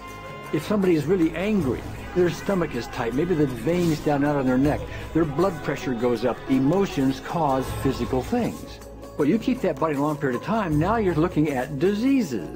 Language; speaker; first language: English; native; English